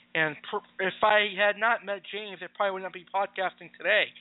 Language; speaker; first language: English; native; English